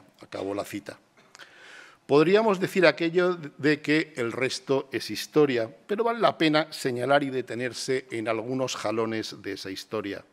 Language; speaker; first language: Spanish; native; Spanish